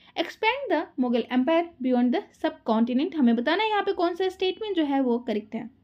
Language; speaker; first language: Hindi; native; Hindi